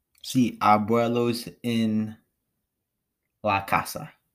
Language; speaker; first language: Spanish; non-native, learner; English